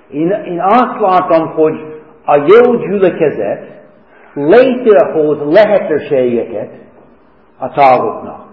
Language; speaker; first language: Hungarian; non-native, fluent; English